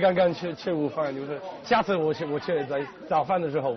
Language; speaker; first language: Chinese; non-native, learner; English